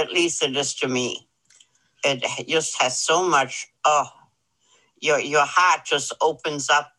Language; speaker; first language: English; non-native, fluent; German